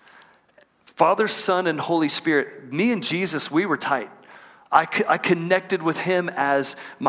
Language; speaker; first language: English; native; English